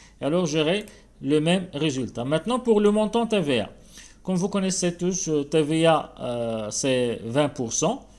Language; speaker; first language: French; non-native, local second language; Arabic